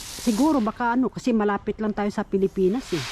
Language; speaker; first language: Filipino; non-native, local second language; Cebuano